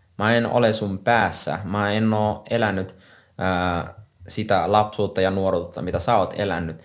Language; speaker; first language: Finnish; non-native, fluent; Somali